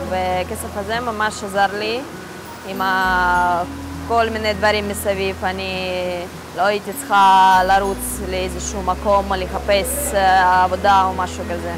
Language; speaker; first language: Hebrew; non-native, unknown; Russian